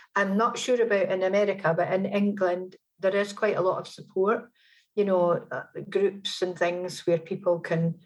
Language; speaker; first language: English; native; English